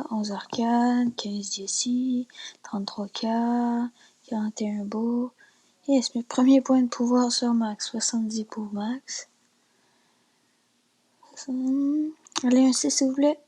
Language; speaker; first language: French; native; French